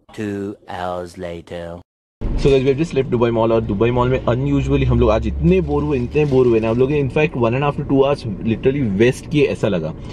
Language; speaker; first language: Hindi; native; Hindi